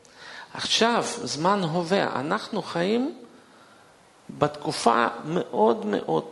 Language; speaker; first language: Hebrew; non-native, fluent; Russian